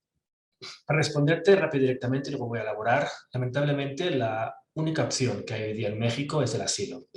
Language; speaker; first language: Spanish; native; Spanish